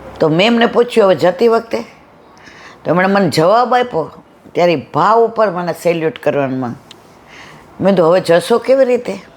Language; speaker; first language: Gujarati; native; Gujarati